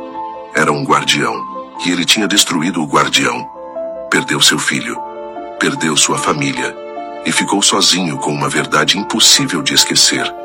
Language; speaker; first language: Portuguese; native; Portuguese